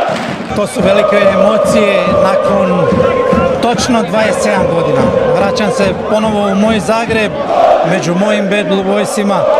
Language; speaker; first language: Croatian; non-native, local second language; Albanian